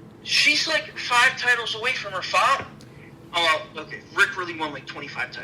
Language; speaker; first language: English; native; English